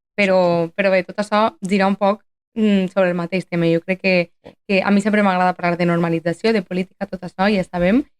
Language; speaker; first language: Catalan; native; Catalan